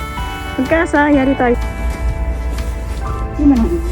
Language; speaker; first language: Japanese; non-native, learner; Filipino